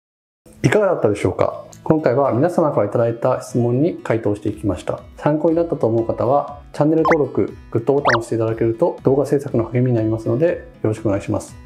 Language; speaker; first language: Japanese; native; Japanese